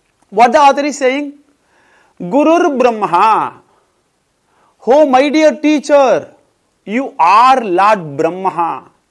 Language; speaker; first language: English; non-native, local second language; Tamil